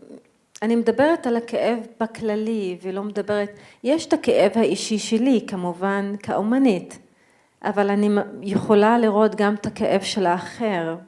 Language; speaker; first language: Hebrew; non-native, local second language; Arabic